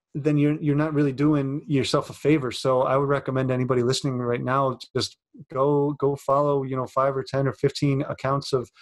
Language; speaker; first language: English; native; English